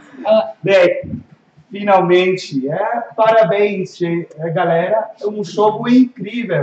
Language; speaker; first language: Portuguese; non-native, fluent; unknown